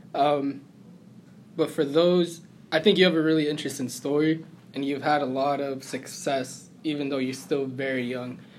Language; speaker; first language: English; native; English